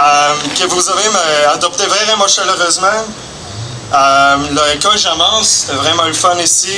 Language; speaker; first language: French; non-native, fluent; German